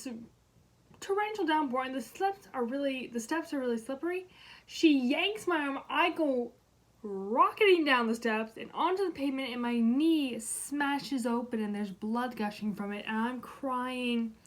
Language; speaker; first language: English; native; English